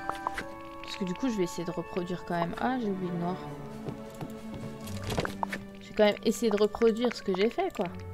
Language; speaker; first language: French; native; French